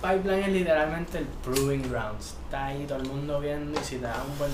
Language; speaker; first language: Spanish; native; Spanish